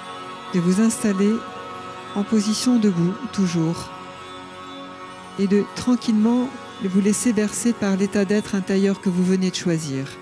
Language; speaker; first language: French; native; French